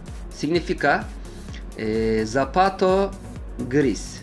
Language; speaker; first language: Spanish; non-native, fluent; Turkish